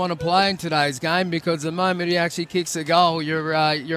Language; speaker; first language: English; native; English